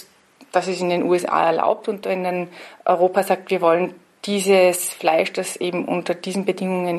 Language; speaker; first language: German; native; German